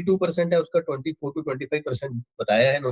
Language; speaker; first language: Hindi; native; Hindi